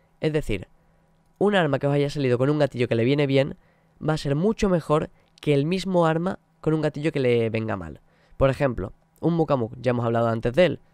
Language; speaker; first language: Spanish; native; Spanish